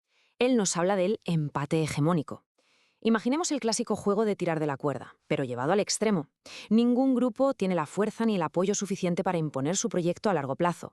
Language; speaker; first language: Spanish; native; Spanish